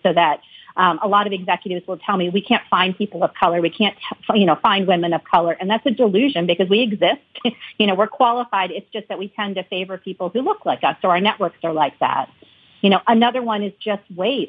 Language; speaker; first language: English; native; English